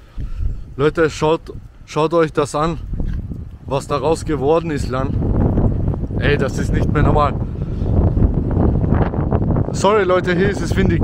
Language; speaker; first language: German; early bilingual, other home language; Albanian